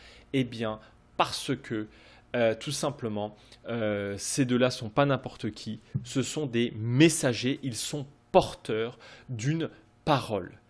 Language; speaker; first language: French; native; French